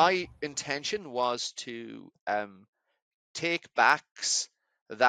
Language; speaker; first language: English; native; English